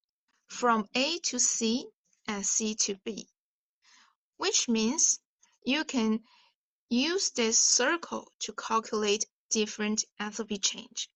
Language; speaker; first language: English; non-native, fluent; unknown